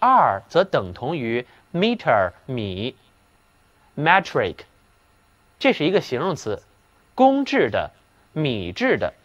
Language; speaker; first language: Chinese; native; Chinese